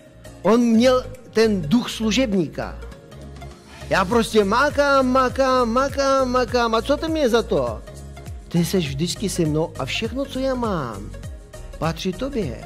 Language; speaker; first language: Czech; non-native, fluent; Russian